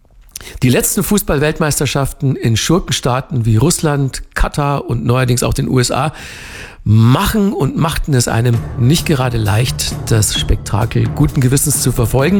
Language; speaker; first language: German; native; German